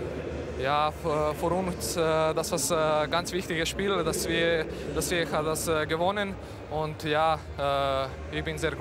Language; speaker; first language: German; non-native, learner; Slovenian